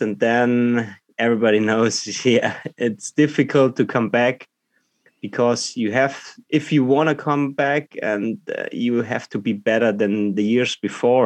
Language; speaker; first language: English; non-native, learner; German